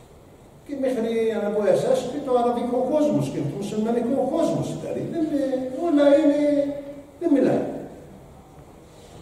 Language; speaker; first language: Greek; non-native, learner; Arabic